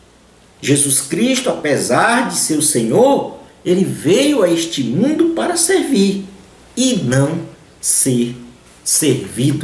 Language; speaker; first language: Portuguese; native; Portuguese